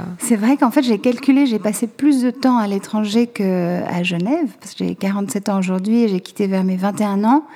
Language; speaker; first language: French; native; French